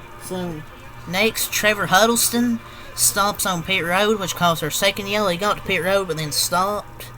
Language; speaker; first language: English; native; English